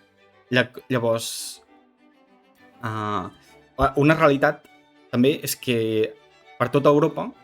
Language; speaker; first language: Catalan; native; Catalan